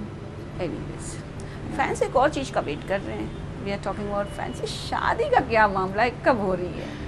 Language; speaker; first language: Hindi; native; Hindi